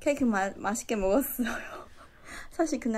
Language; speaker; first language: Korean; non-native, learner; Chinese